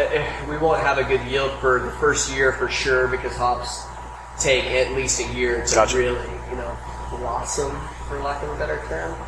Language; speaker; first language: English; native; English